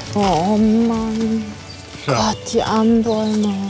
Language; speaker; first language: German; native; German